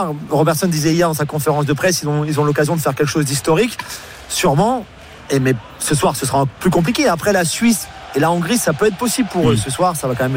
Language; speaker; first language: French; non-native, fluent; English